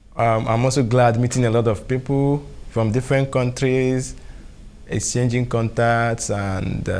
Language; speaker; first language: English; non-native, local second language; Igbo